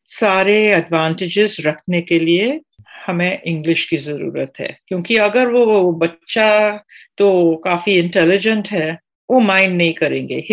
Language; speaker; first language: Hindi; non-native, fluent; English